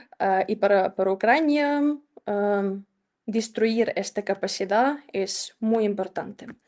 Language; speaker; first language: Spanish; non-native, fluent; Ukrainian